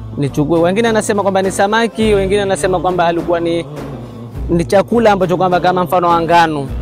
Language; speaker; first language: Swahili; native; Swahili